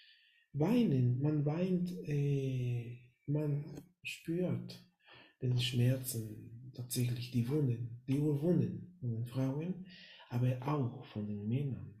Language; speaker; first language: German; non-native, fluent; Spanish